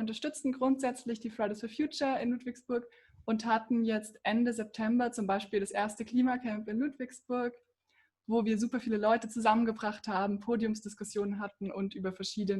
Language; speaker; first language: German; native; German